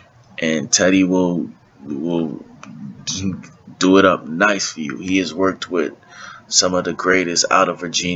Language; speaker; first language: English; native; English